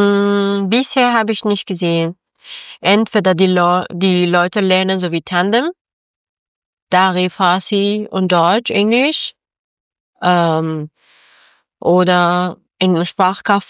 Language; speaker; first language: German; non-native, learner; Persian